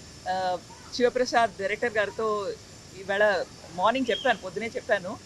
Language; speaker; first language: Telugu; non-native, local second language; Tamil